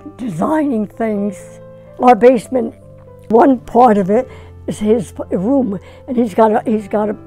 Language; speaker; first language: English; native; English